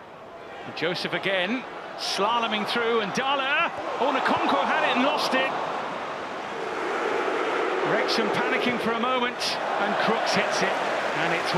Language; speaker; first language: English; native; English